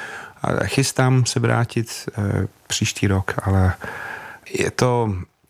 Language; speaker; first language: Czech; non-native, fluent; English